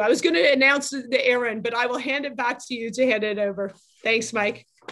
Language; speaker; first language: English; native; English